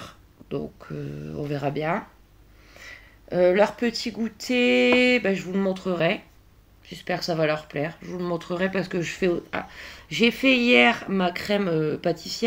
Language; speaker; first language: French; native; French